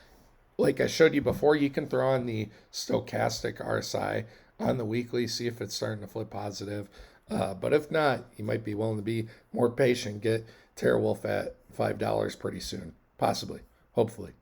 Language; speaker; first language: English; native; English